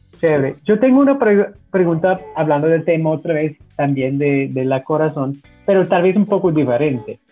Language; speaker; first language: Spanish; non-native, fluent; English